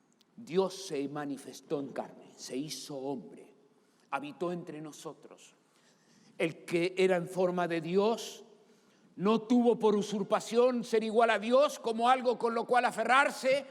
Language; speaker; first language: Spanish; native; Spanish